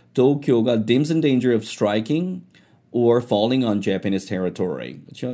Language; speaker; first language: English; non-native, fluent; Korean